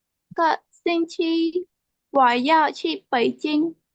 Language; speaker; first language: Chinese; non-native, learner; Khmer